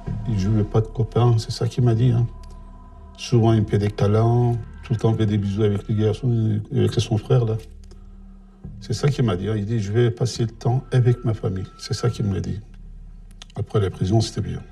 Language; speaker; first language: French; non-native, learner; Turkish